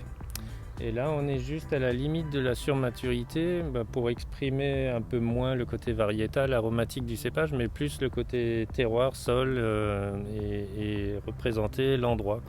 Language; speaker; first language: French; native; French